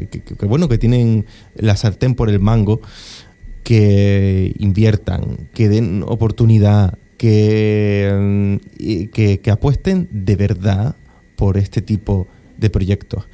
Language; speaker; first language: Spanish; native; Spanish